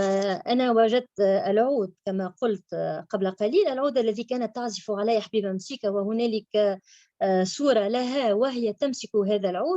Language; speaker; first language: Arabic; native; Arabic